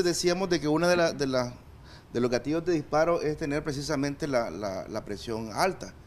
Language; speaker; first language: Spanish; native; Spanish